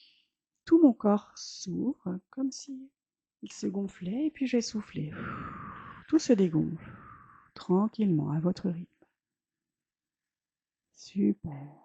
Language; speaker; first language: French; native; French